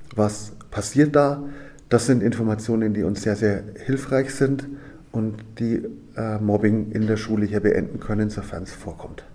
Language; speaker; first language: German; native; German